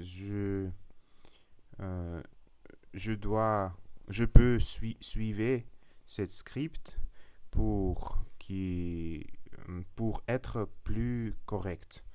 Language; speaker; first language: French; non-native, learner; Russian